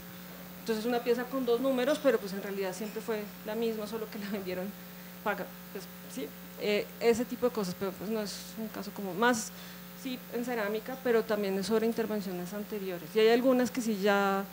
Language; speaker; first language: Spanish; native; Spanish